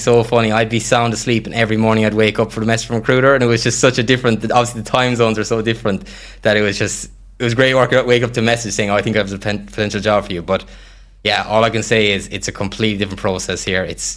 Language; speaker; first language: English; native; English